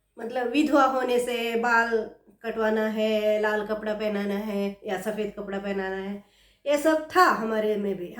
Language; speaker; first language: Hindi; non-native, local second language; Kannada